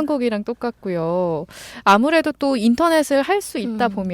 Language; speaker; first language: Korean; native; Korean